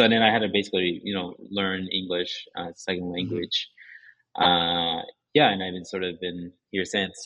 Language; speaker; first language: English; early bilingual, other home language; Japanese